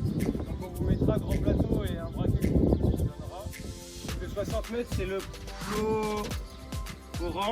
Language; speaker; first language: French; native; French